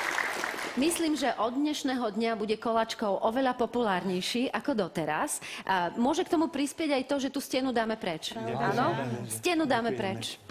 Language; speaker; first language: Slovak; native; Slovak